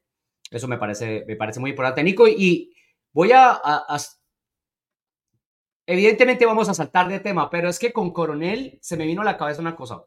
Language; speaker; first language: Spanish; native; Spanish